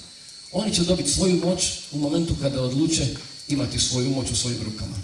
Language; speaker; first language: Croatian; native; Croatian